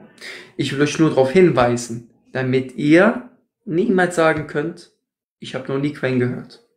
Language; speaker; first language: German; native; German